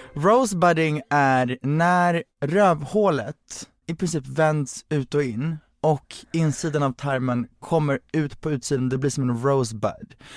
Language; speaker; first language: Swedish; early bilingual, other home language; Hungarian